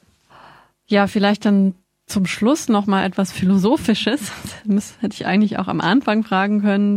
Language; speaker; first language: German; native; German